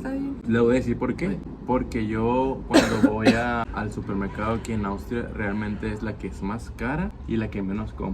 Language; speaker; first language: Spanish; native; Spanish